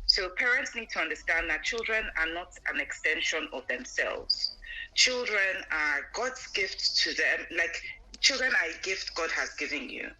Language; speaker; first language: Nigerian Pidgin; non-native, local second language; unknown